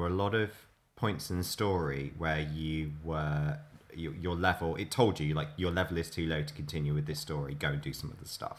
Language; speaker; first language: English; native; English